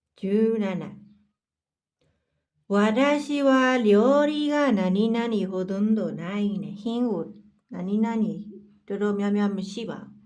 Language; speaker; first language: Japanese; non-native, fluent; Burmese